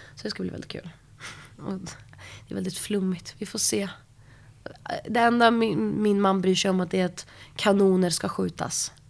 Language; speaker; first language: Swedish; early bilingual, other home language; Russian